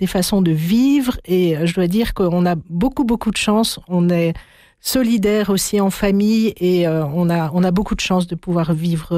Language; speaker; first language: French; native; French